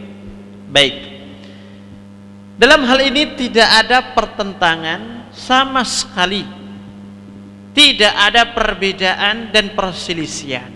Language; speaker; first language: Indonesian; native; Indonesian